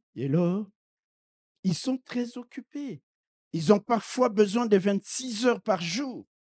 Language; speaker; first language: French; non-native, local second language; Lingala